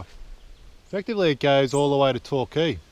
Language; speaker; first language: English; native; English